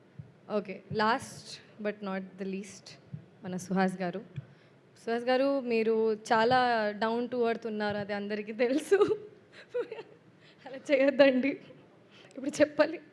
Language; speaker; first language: Telugu; non-native, learner; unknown